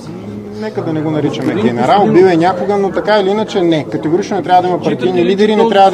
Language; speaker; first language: Bulgarian; native; Bulgarian